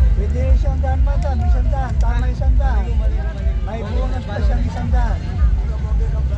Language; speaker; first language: Filipino; non-native, local second language; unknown